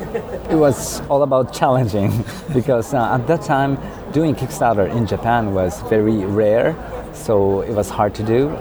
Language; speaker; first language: English; non-native, fluent; Japanese